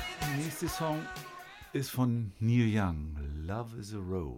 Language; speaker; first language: German; native; German